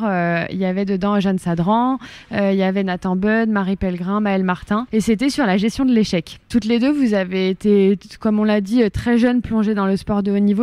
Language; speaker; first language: French; native; French